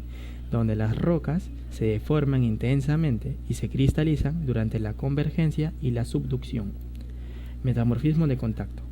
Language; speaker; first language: Spanish; native; Spanish